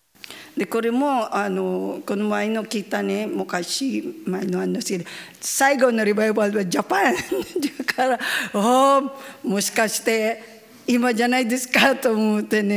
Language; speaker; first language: Japanese; non-native, learner; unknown